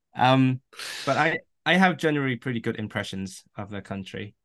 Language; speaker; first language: English; non-native, local second language; Cantonese